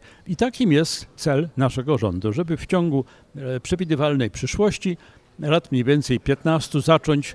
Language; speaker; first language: Polish; native; Polish